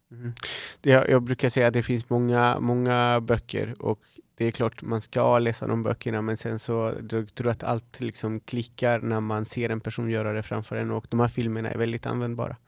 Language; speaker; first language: Swedish; non-native, fluent; Spanish